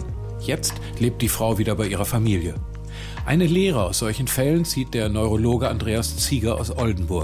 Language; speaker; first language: German; native; German